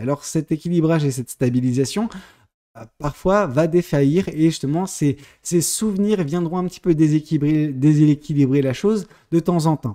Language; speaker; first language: French; native; French